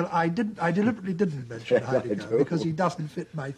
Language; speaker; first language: English; native; English